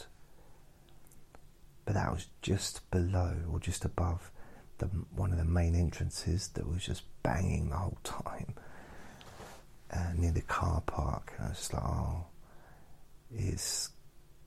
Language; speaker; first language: English; native; English